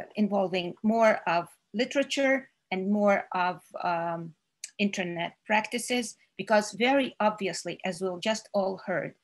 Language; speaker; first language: English; non-native, fluent; Russian